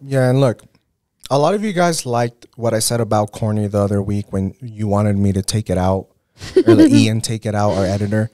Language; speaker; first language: English; early bilingual, other home language; Spanish